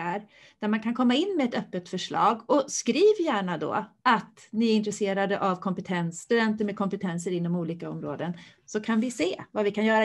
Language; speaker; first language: Swedish; native; Swedish